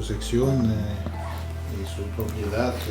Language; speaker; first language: Spanish; non-native, fluent; Russian